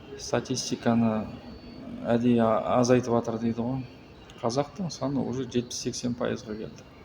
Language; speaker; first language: Kazakh; non-native, local second language; Russian